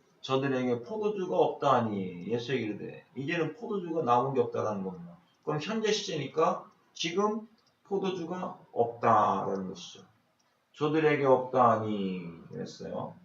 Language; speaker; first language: Korean; native; Korean